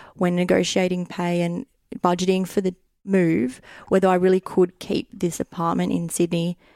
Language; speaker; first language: English; native; English